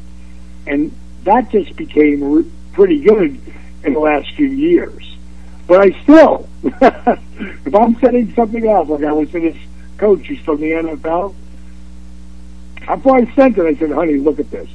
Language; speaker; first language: English; native; English